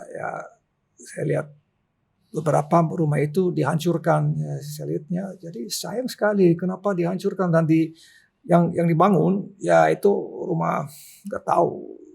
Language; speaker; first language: Indonesian; non-native, local second language; Dutch